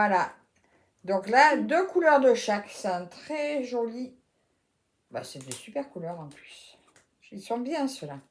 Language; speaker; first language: French; native; French